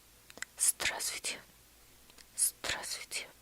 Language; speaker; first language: Russian; non-native, learner; English